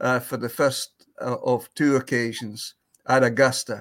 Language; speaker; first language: English; native; English